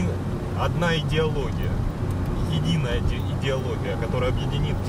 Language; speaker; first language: Russian; native; Russian